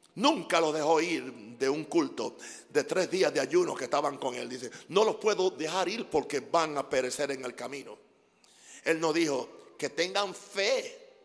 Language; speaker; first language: Spanish; non-native, fluent; English